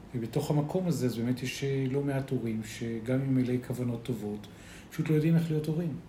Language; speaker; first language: Hebrew; early bilingual, other home language; Spanish